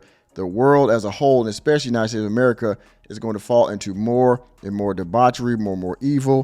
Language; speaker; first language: English; native; English